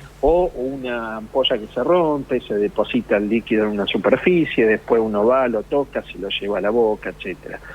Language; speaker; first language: Spanish; native; Spanish